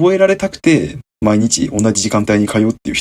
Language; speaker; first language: Japanese; native; Japanese